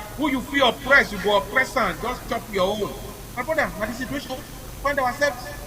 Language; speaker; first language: Nigerian Pidgin; non-native, local second language; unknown